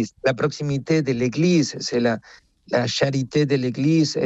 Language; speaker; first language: French; non-native, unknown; Spanish